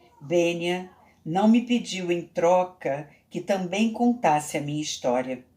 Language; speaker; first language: Portuguese; native; Portuguese